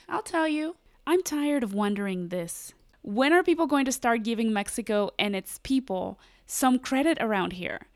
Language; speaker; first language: English; early bilingual, other home language; Spanish